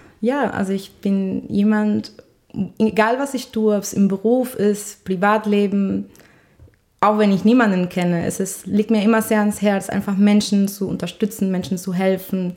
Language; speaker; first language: German; non-native, fluent; Spanish